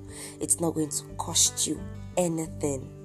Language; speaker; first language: English; non-native, local second language; Yoruba